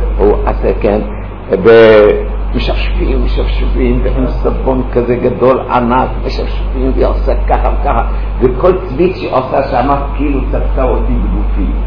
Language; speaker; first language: Hebrew; early bilingual, other home language; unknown